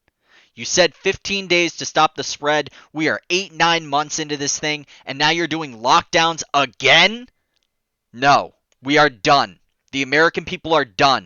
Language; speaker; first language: English; native; English